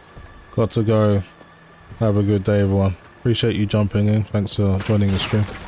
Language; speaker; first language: English; native; English